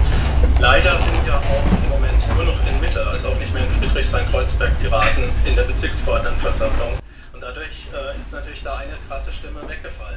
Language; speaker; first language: German; native; German